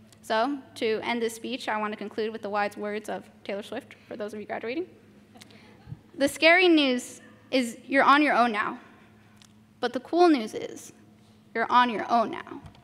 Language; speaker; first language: English; early bilingual, other home language; Spanish